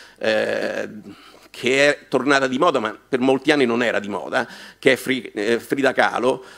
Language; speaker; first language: Italian; native; Italian